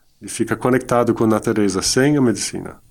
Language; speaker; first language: Portuguese; non-native, fluent; Dutch